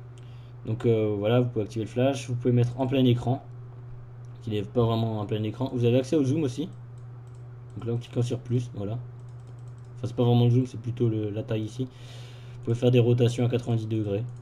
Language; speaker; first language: French; native; French